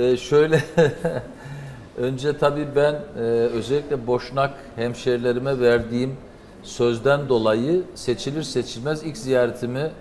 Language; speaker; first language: Turkish; native; Turkish